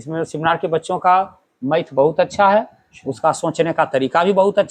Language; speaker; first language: Hindi; native; Hindi